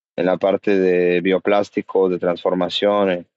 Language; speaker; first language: Spanish; native; Spanish